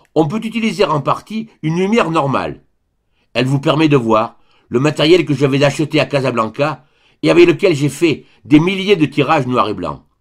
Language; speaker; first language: French; native; French